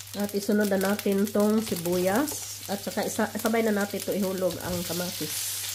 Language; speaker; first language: Filipino; non-native, local second language; Cebuano